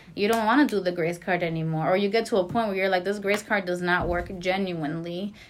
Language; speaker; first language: English; native; English